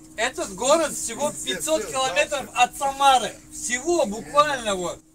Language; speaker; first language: Russian; native; Russian